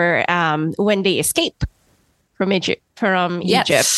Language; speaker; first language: English; non-native, local second language; Filipino